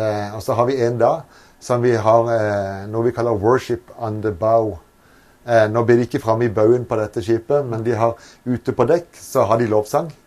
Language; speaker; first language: Norwegian; native; Norwegian